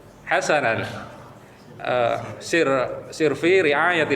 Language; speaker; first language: Arabic; non-native, learner; Indonesian